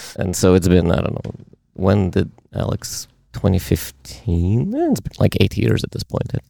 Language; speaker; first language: English; early bilingual, other home language; Russian